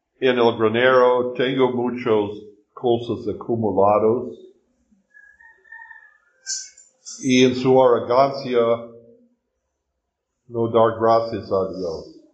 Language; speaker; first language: Spanish; non-native, learner; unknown